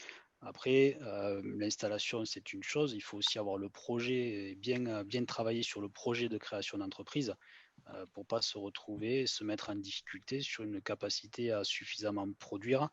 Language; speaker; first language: French; native; French